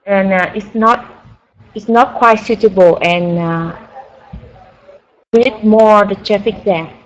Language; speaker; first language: English; non-native, learner; Vietnamese